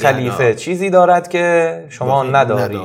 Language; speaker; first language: Persian; native; Persian